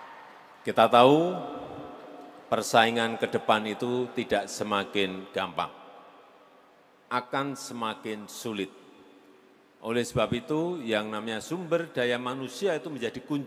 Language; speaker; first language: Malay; non-native, local second language; Javanese